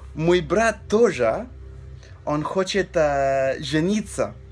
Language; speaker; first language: Russian; non-native, learner; English